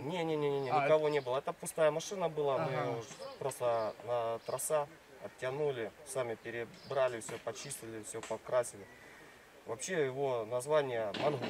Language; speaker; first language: Russian; native; Russian